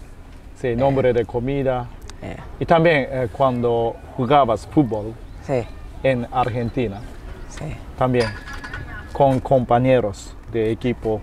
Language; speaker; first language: Spanish; non-native, fluent; Japanese